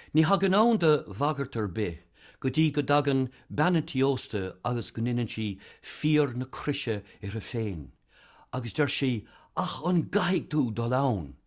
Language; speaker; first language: Irish; native; Irish